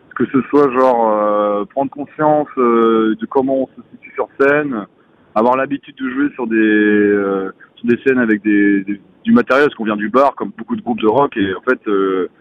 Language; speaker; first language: French; native; French